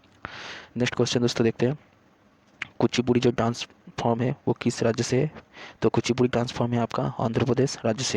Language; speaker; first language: Hindi; native; Hindi